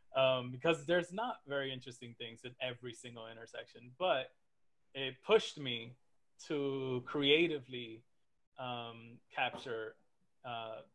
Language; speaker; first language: English; native; English